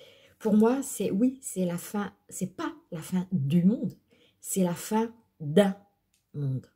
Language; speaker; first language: French; native; French